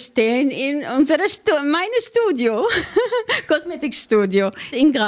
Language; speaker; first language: German; non-native, learner; Arabic